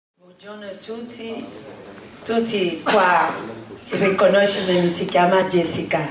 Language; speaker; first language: Italian; non-native, learner; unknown